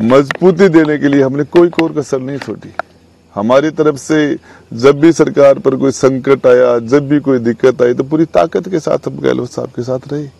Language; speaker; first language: Hindi; native; Hindi